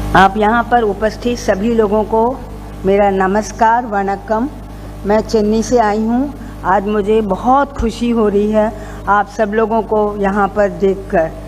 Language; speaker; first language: Hindi; non-native, local second language; Tamil